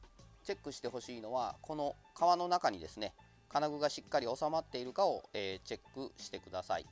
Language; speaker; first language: Japanese; native; Japanese